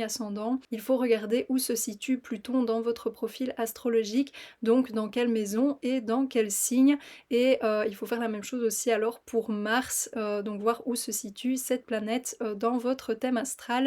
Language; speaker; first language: French; native; French